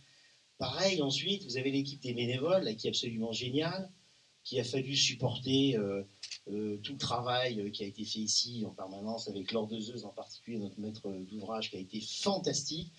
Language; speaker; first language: French; native; French